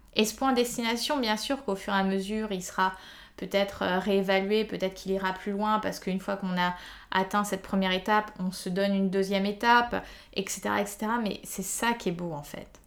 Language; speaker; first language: French; native; French